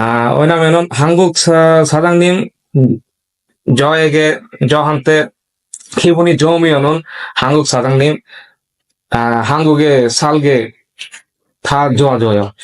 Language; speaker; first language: Korean; non-native, learner; Bangla